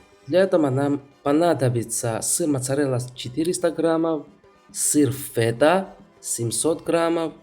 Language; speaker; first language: Russian; non-native, fluent; Georgian